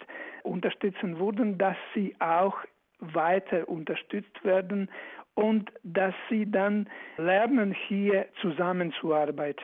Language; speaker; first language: German; non-native, fluent; Croatian